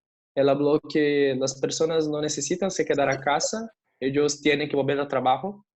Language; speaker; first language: Spanish; non-native, fluent; Portuguese